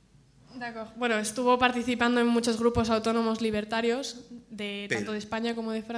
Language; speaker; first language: Spanish; native; Spanish